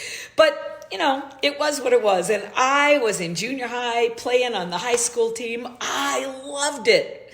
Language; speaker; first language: English; native; English